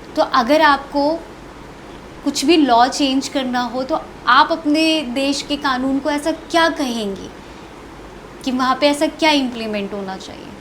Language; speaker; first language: Hindi; native; Hindi